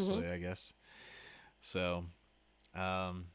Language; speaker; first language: English; native; English